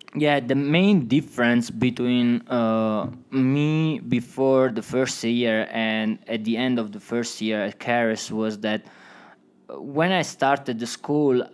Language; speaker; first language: English; non-native, fluent; Italian